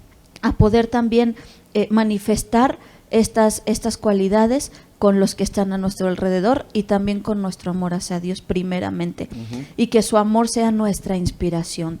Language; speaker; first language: Spanish; native; Spanish